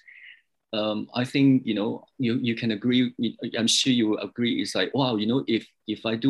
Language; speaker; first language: English; non-native, local second language; Cantonese